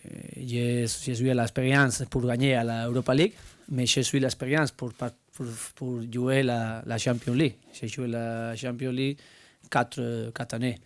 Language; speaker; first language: French; non-native, learner; Spanish